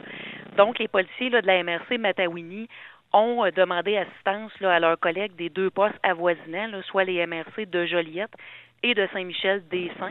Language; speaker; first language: French; native; French